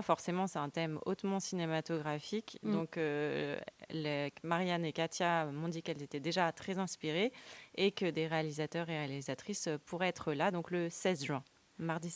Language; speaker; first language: French; native; French